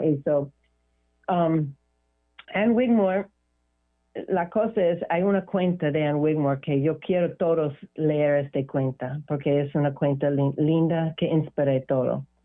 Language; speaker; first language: Spanish; non-native, learner; English